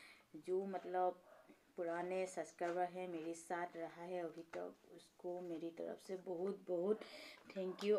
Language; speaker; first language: Hindi; non-native, local second language; Assamese